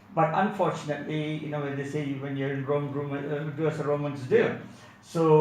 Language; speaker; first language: English; non-native, local second language; Tamil